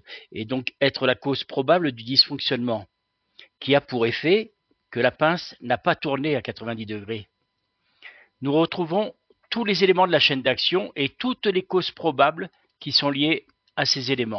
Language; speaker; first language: French; native; French